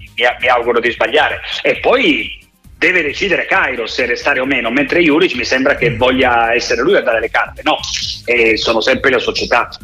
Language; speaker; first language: Italian; native; Italian